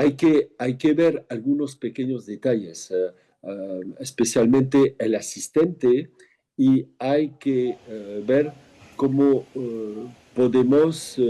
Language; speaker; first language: Spanish; non-native, fluent; French